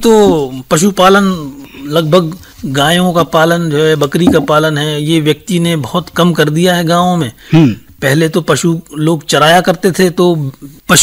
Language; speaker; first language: Hindi; native; Hindi